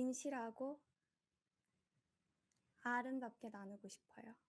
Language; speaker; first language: Korean; early bilingual, heritage; Korean